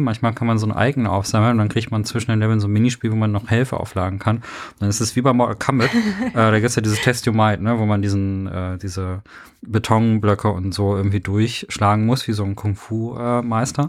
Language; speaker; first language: German; native; German